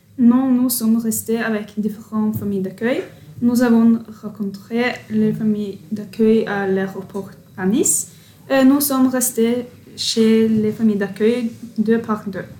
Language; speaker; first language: French; non-native, learner; Norwegian